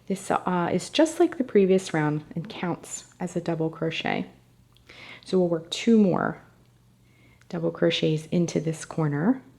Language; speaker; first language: English; native; English